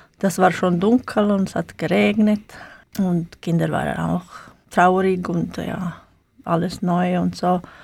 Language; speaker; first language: German; non-native, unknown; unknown